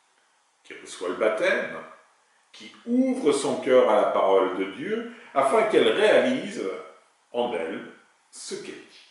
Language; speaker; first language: French; native; French